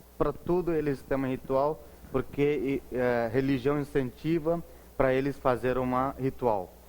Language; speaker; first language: Portuguese; non-native, fluent; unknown